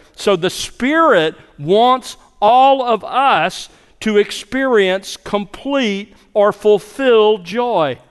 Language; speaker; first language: English; native; English